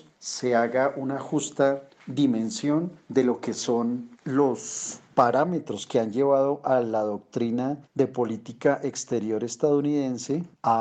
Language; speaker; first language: Spanish; native; Spanish